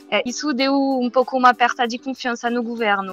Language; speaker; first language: Portuguese; non-native, learner; French